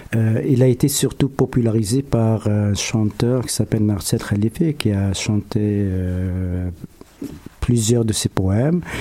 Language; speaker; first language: French; non-native, local second language; Arabic